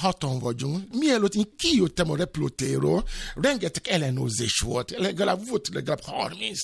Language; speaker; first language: Hungarian; non-native, fluent; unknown